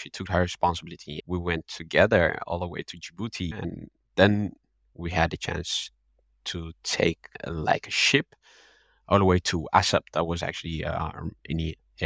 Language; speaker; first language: English; non-native, fluent; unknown